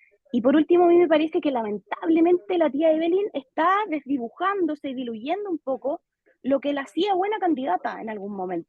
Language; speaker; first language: Spanish; native; Spanish